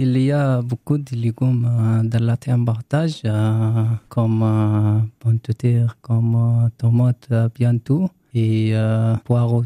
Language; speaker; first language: French; non-native, learner; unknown